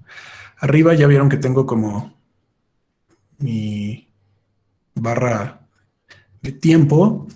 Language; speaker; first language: Spanish; native; Spanish